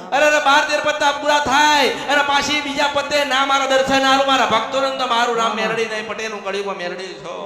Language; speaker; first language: Gujarati; native; Gujarati